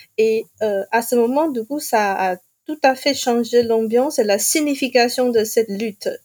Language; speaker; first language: French; non-native, fluent; Chinese